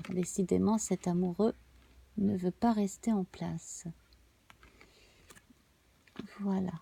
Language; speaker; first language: French; native; French